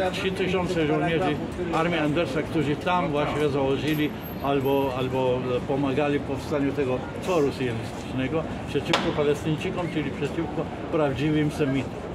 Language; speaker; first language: Polish; non-native, fluent; Arabic